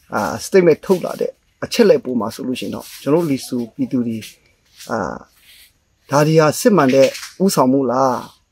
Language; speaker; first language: Burmese; non-native, local second language; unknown